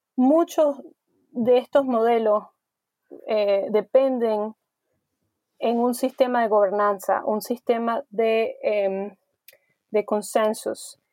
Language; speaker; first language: Spanish; early bilingual, heritage; Spanish